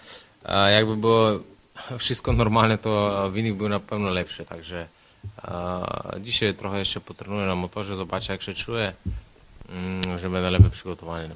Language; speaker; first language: Polish; non-native, fluent; Slovenian